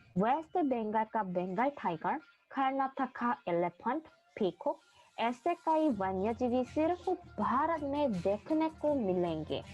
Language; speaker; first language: Hindi; non-native, learner; Korean